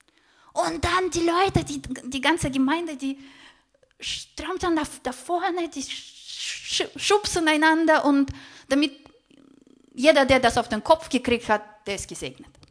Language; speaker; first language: German; non-native, fluent; Russian